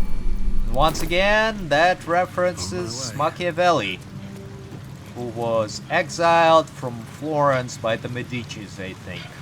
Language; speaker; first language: English; native; English